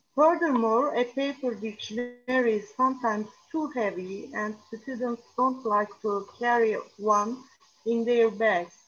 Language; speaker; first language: English; non-native, learner; Turkish